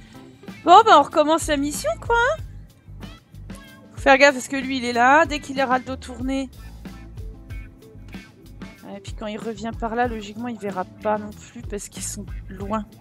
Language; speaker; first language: French; native; French